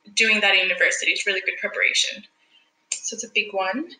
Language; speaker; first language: English; non-native, fluent; Spanish